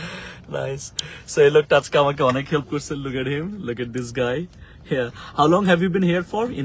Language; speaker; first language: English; non-native, fluent; Bangla